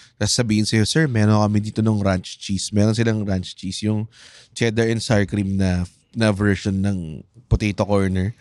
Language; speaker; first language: Filipino; native; Filipino